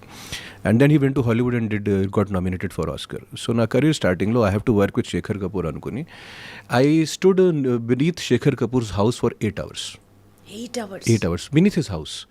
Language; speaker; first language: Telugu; non-native, fluent; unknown